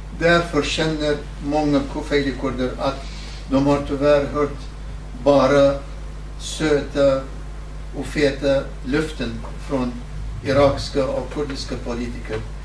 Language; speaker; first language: Swedish; non-native, fluent; Kurdish